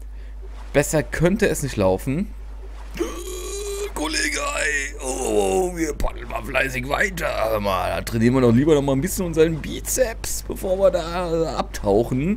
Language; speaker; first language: German; native; German